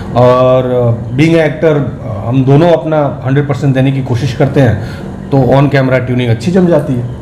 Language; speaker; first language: Hindi; native; Hindi